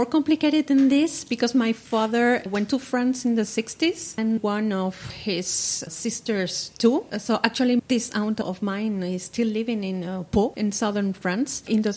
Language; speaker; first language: English; non-native, fluent; Spanish